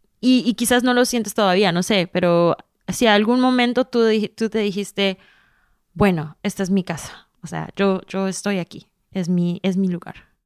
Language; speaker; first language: Spanish; early bilingual, heritage; Spanish